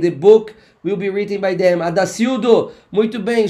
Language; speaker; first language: English; non-native, fluent; Portuguese